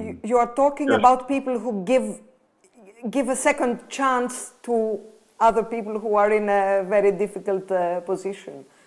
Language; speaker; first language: English; non-native, fluent; Greek